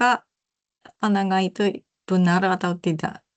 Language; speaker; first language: Indonesian; non-native, learner; Japanese